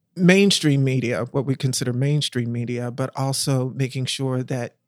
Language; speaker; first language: English; native; English